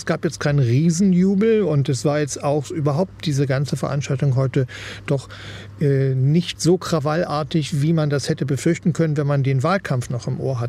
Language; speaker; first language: German; native; German